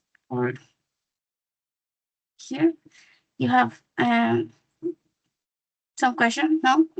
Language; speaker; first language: English; non-native, learner; Spanish